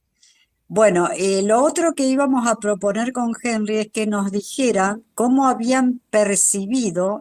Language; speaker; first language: Spanish; native; Spanish